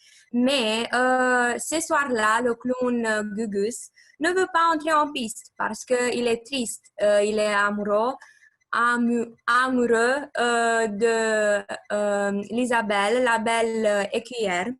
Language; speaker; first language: French; non-native, learner; Romanian